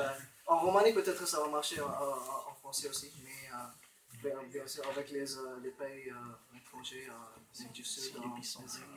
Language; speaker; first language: French; non-native, fluent; Romanian